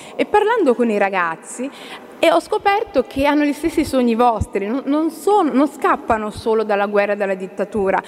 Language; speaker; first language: Italian; early bilingual, other home language; Somali